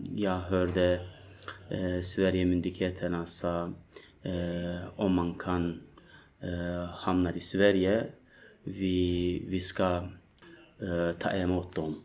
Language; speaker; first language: Swedish; non-native, learner; Turkish